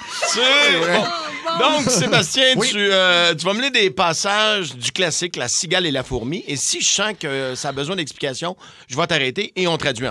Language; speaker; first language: French; native; French